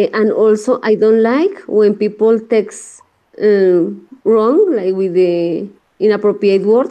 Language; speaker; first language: English; non-native, learner; Spanish